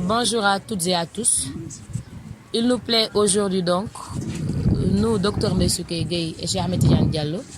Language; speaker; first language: French; non-native, local second language; Wolof